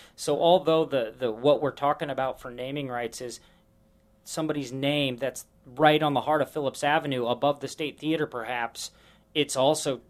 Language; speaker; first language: English; native; English